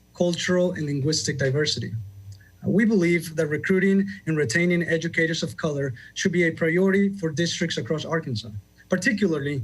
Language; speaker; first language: English; early bilingual, other home language; Spanish